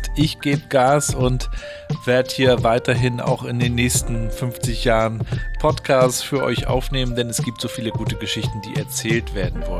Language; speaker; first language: German; native; German